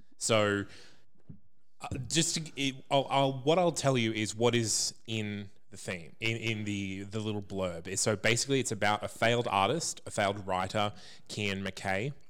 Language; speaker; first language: English; native; English